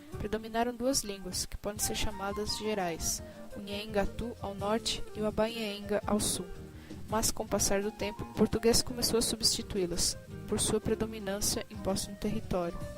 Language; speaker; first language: Portuguese; native; Portuguese